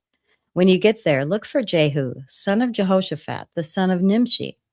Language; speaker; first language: English; native; English